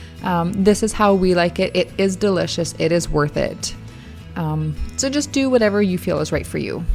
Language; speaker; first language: English; native; English